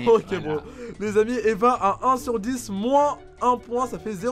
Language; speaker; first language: French; native; French